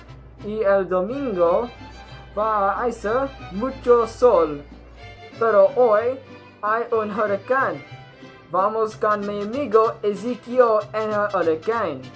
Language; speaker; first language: Spanish; non-native, learner; English